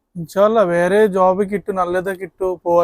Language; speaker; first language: Malayalam; non-native, learner; Bangla